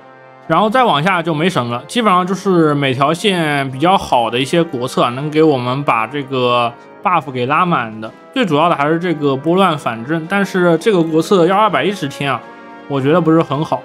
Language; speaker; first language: Chinese; native; Chinese